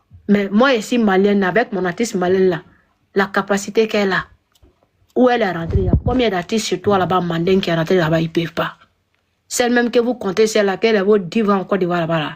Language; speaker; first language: French; non-native, local second language; Dyula